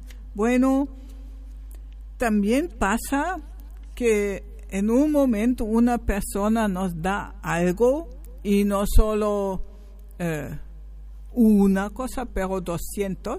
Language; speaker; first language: Spanish; non-native, fluent; German